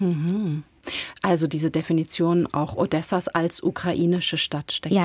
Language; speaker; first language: German; native; German